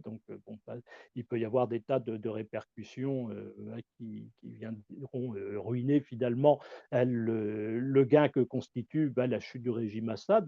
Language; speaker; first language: French; native; French